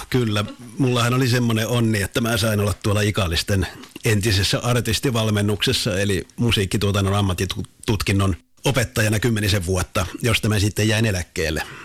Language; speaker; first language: Finnish; native; Finnish